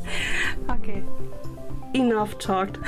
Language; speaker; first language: English; non-native, learner; German